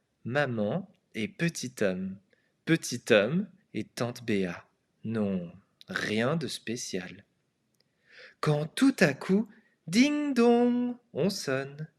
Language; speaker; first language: French; non-native, fluent; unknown